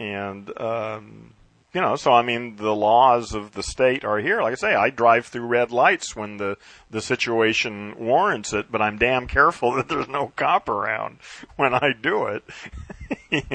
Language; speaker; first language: English; native; English